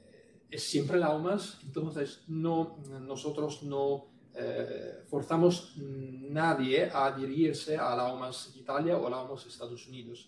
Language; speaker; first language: Spanish; non-native, fluent; Italian